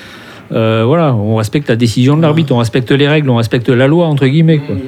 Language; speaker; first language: French; native; French